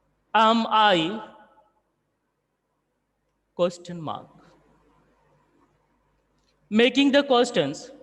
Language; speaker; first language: English; non-native, local second language; Hindi